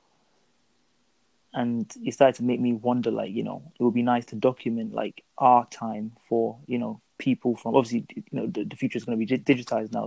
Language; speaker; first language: English; non-native, local second language; Yoruba